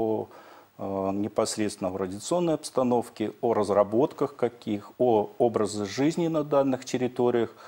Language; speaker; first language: Russian; native; Russian